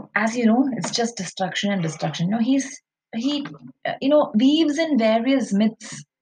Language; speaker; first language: English; non-native, local second language; Malayalam